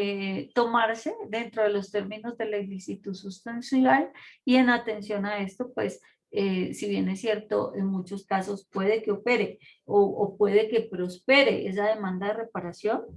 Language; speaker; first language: Spanish; native; Spanish